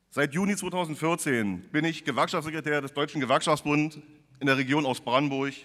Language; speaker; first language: German; native; German